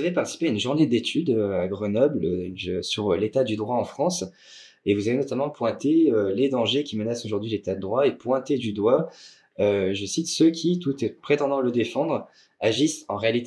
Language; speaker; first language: French; native; French